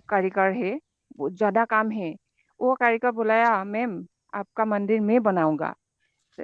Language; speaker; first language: Hindi; non-native, local second language; Assamese